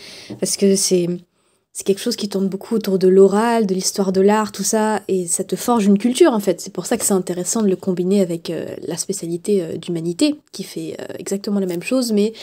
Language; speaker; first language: French; native; French